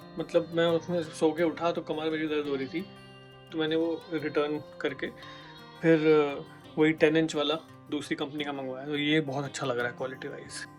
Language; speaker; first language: Hindi; native; Hindi